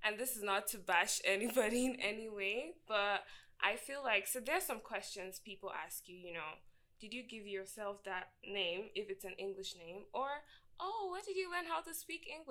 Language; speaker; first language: English; non-native, local second language; Igbo